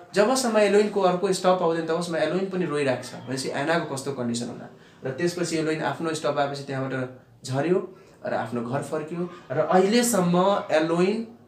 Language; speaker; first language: Nepali; non-native, local second language; Bhojpuri